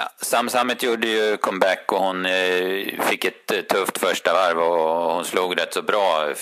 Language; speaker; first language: Swedish; native; Swedish